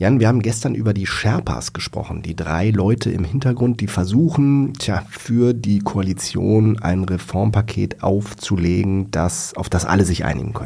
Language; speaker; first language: German; native; German